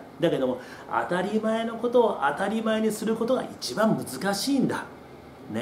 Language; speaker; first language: Japanese; native; Japanese